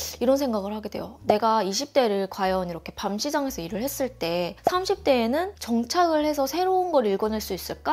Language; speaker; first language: Korean; native; Korean